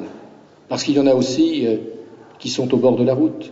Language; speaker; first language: French; native; French